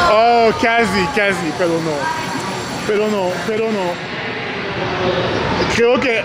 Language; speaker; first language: Spanish; non-native, learner; English